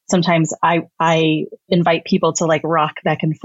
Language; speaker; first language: English; native; English